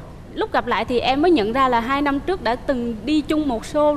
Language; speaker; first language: Vietnamese; native; Vietnamese